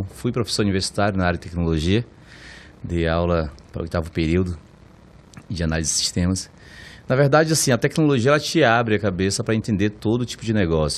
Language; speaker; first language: Portuguese; native; Portuguese